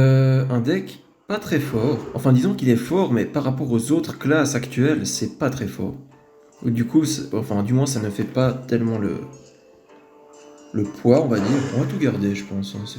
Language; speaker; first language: French; native; French